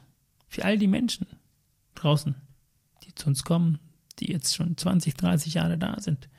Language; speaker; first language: German; early bilingual, other home language; Tamil